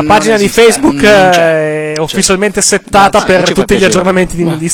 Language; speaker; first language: Italian; native; Italian